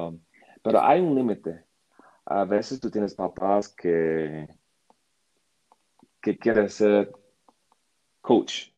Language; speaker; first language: Spanish; non-native, learner; English